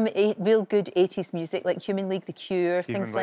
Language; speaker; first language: English; native; English